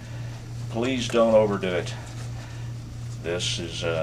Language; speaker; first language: English; native; English